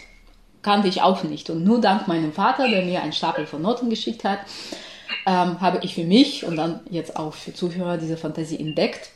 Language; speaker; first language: German; non-native, fluent; Ukrainian